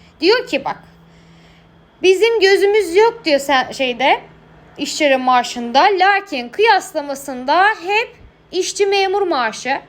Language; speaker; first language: Turkish; native; Turkish